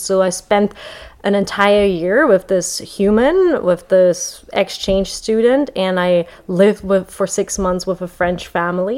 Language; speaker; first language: English; non-native, fluent; German